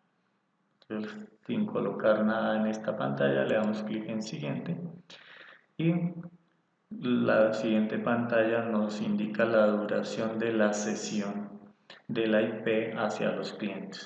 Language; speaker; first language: Spanish; native; Spanish